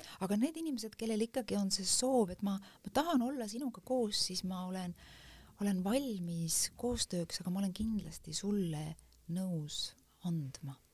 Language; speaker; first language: Estonian; native; Estonian